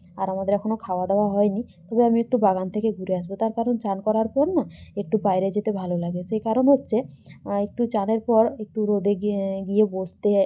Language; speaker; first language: Bangla; non-native, local second language; Santali